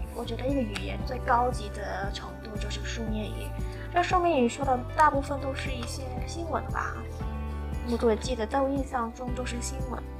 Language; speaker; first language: Chinese; non-native, fluent; Cantonese